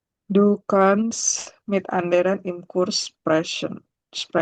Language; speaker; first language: German; non-native, learner; Indonesian